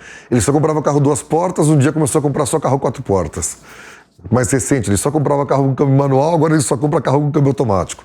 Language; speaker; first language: Portuguese; native; Portuguese